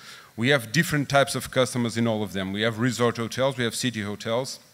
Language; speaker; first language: English; non-native, fluent; Portuguese